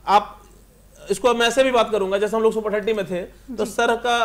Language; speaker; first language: Hindi; native; Hindi